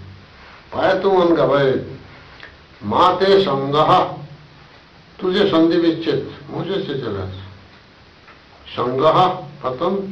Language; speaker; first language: Russian; non-native, learner; Bangla